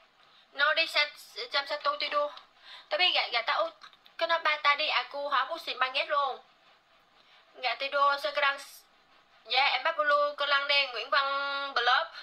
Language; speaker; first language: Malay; non-native, learner; Vietnamese